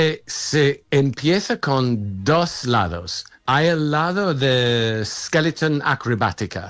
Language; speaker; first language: Spanish; non-native, fluent; English